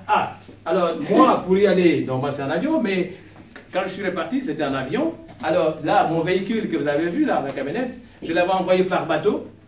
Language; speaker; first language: French; non-native, local second language; Kongo